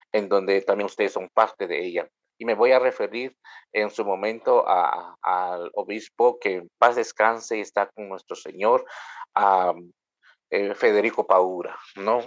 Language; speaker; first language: Spanish; non-native, local second language; Kʼicheʼ